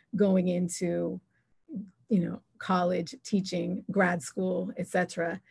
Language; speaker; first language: English; native; English